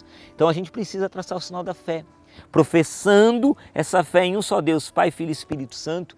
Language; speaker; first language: Portuguese; native; Portuguese